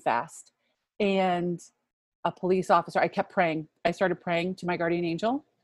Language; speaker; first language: English; native; English